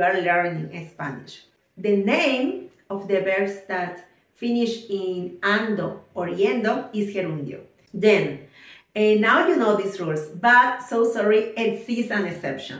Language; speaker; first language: English; non-native, fluent; Spanish